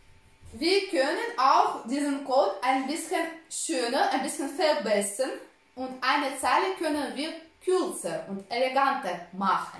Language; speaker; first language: German; non-native, fluent; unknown